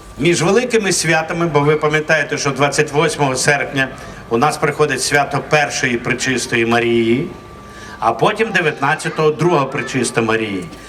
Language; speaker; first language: Ukrainian; native; Ukrainian